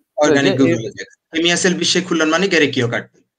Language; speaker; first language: Turkish; non-native, learner; Bangla